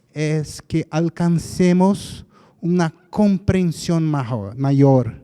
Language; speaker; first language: Spanish; non-native, fluent; Portuguese